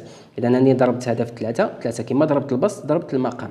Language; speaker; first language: Arabic; native; Arabic